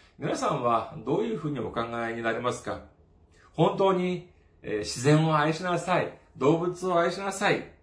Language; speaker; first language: Japanese; non-native, fluent; Korean